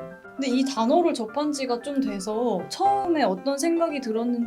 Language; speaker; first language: Korean; native; Korean